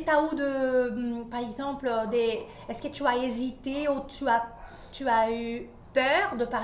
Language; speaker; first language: French; non-native, fluent; Portuguese